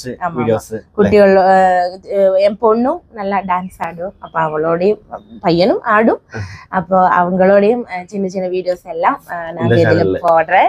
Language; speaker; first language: Tamil; non-native, learner; Malayalam